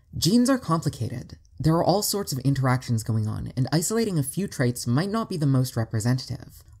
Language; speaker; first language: English; native; English